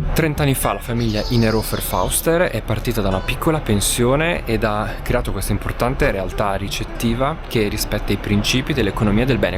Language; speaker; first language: Italian; native; Italian